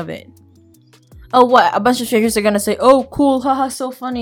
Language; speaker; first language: English; non-native, local second language; Filipino